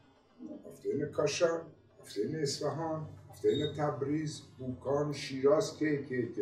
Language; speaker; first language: Greek; non-native, learner; Persian